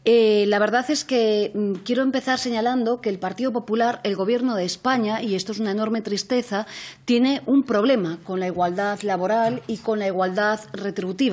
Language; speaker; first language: Spanish; native; Spanish